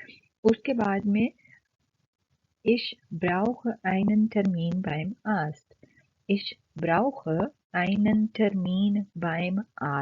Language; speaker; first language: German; non-native, fluent; Urdu